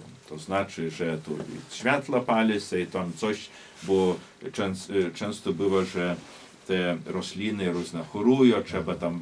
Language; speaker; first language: Polish; non-native, local second language; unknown